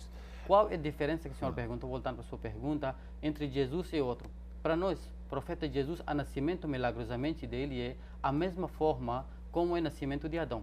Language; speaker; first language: Portuguese; non-native, fluent; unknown